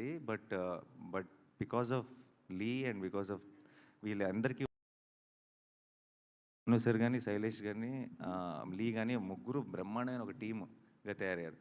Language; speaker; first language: Telugu; native; Telugu